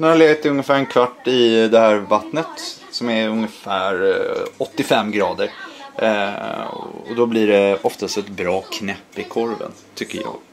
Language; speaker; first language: Swedish; native; Swedish